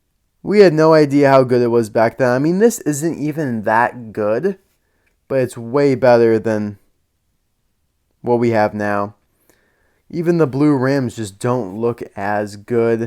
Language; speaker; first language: English; native; English